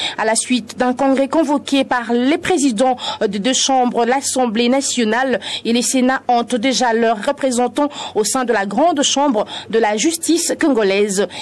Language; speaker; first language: French; non-native, local second language; Lingala